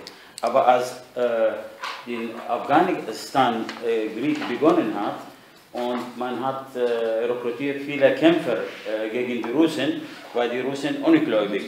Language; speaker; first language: German; non-native, fluent; Arabic